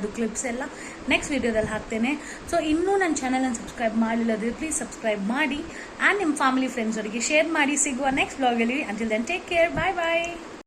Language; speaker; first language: Kannada; non-native, local second language; Tulu